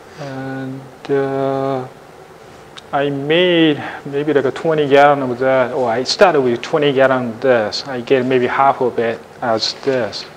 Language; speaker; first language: English; non-native, fluent; Japanese